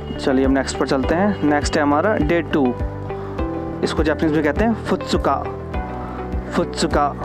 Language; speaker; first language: Hindi; native; Hindi